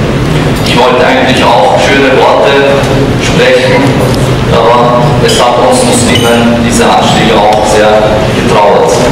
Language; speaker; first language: German; non-native, fluent; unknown